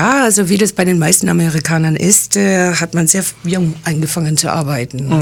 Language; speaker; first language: German; non-native, fluent; English